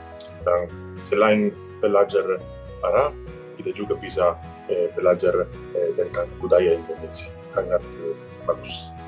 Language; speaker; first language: Indonesian; non-native, learner; Italian